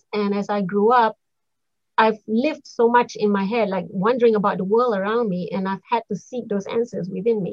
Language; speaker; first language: English; non-native, local second language; Malay